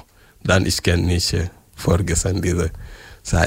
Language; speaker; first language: German; non-native, learner; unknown